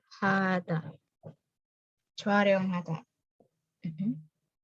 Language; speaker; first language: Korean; non-native, fluent; Indonesian